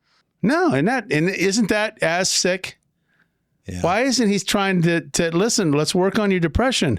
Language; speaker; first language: English; native; English